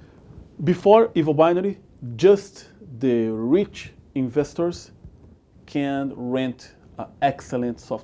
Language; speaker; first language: English; non-native, learner; Portuguese